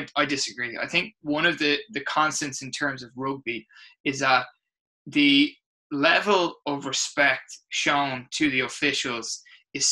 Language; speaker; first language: English; native; English